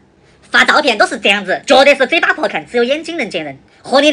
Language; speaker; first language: Chinese; native; Chinese